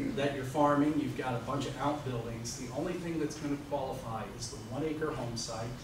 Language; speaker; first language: English; native; English